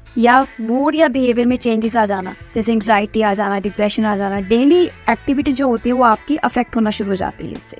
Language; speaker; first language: Hindi; native; Hindi